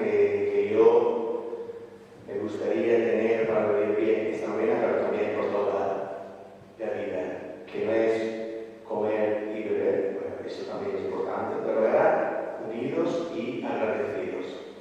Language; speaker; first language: Spanish; non-native, fluent; Italian